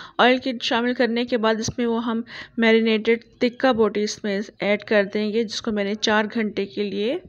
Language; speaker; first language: Urdu; native; Urdu